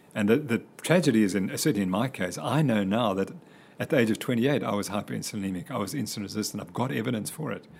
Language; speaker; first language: English; native; English